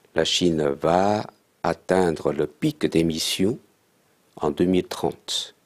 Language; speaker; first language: French; non-native, fluent; Chinese